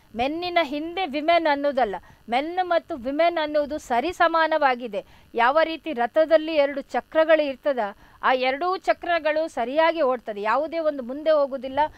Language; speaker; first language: Kannada; non-native, local second language; Tulu